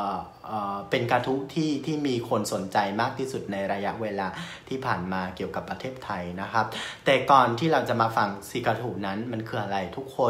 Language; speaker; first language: Thai; non-native, fluent; Vietnamese